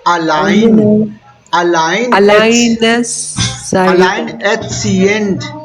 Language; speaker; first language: German; non-native, fluent; Hindi